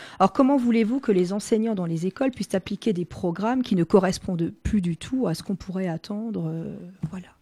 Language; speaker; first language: French; non-native, local second language; Swiss German